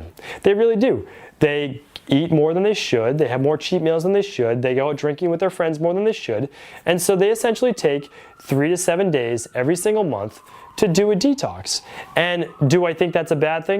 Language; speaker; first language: English; native; English